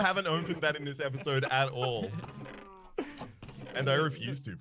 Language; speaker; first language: English; native; English